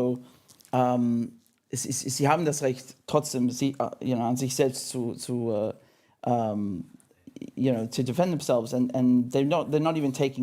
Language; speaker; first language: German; non-native, fluent; English